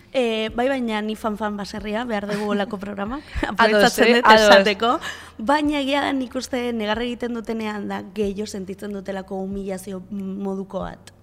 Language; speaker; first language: Basque; non-native, local second language; Spanish